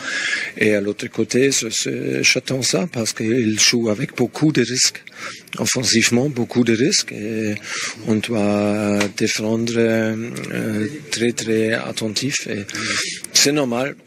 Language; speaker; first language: French; non-native, learner; Spanish